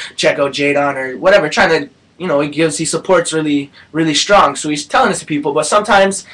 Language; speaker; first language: English; native; English